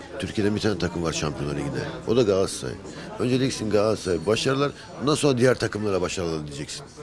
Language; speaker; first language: Turkish; early bilingual, heritage; Turkish